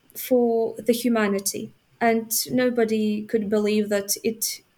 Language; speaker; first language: English; non-native, fluent; Ukrainian